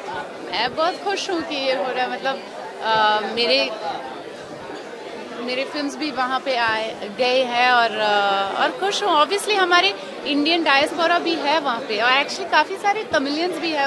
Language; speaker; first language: Hindi; non-native, local second language; French